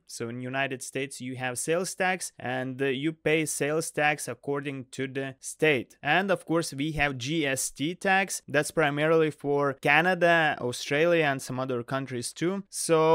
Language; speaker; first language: English; non-native, fluent; Lithuanian